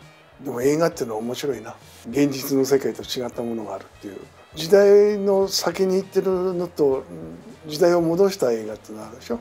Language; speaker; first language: Japanese; native; Japanese